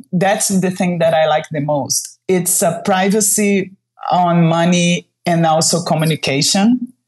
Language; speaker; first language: English; non-native, fluent; Portuguese